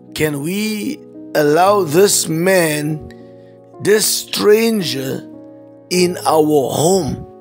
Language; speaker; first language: English; non-native, local second language; Afrikaans